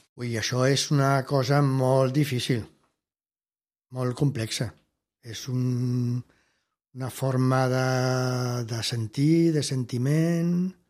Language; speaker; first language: Catalan; non-native, local second language; Spanish